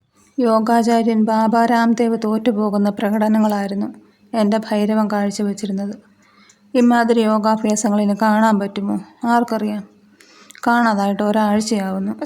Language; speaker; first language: Malayalam; native; Malayalam